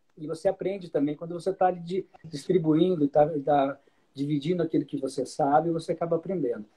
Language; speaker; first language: Portuguese; native; Portuguese